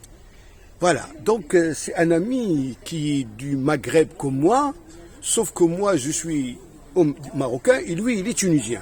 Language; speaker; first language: French; native; French